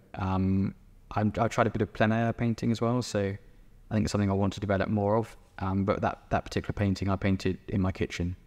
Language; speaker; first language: English; native; English